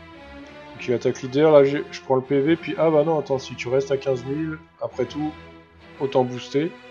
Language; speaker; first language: French; native; French